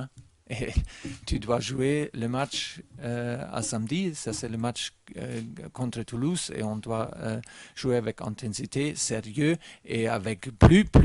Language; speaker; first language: French; non-native, learner; German